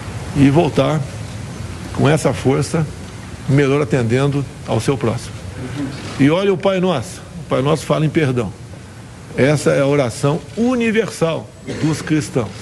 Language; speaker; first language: Portuguese; native; Portuguese